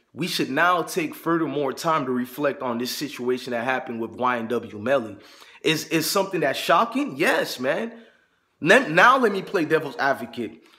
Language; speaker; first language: English; native; English